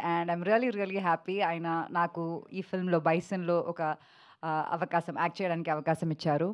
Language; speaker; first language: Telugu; non-native, local second language; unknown